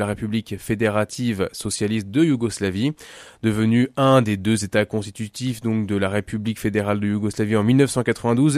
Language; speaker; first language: French; native; French